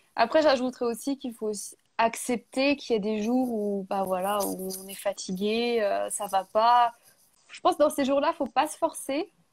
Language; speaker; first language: French; native; French